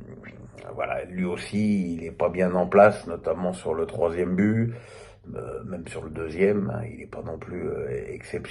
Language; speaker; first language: French; native; French